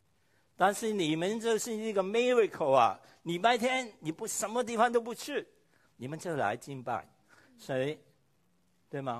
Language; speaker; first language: Chinese; non-native, local second language; Cantonese